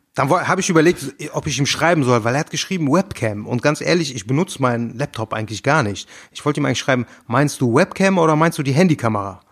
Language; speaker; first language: German; early bilingual, other home language; Turkish